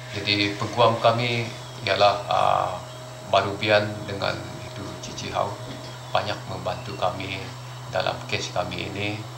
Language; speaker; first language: Malay; non-native, local second language; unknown